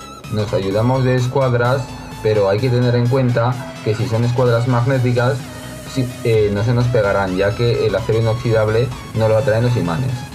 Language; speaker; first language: Spanish; native; Spanish